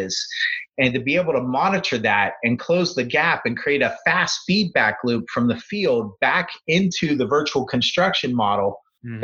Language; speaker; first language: English; native; English